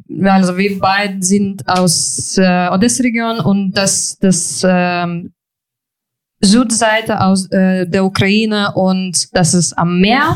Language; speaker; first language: German; non-native, fluent; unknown